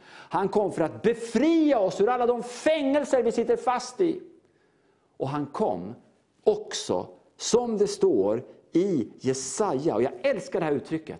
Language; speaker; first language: Swedish; native; Swedish